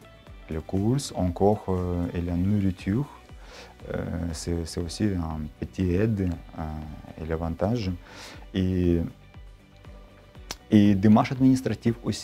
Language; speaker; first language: French; non-native, learner; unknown